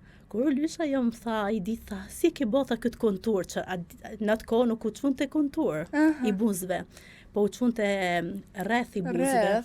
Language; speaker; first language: Albanian; early bilingual, heritage; Albanian